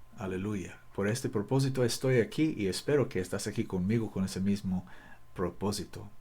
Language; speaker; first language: Spanish; non-native, fluent; English